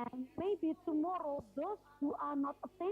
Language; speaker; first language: English; non-native, fluent; Indonesian